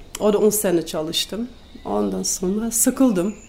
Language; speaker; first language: Turkish; non-native, fluent; Dutch